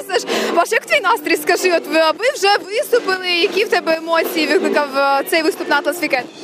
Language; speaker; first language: Ukrainian; native; Ukrainian